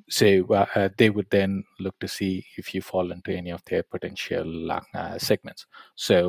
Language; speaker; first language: English; non-native, local second language; Tamil